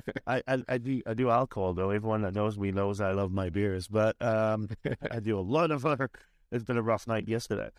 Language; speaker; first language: English; native; English